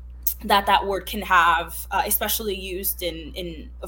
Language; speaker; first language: English; non-native, fluent; Haitian Creole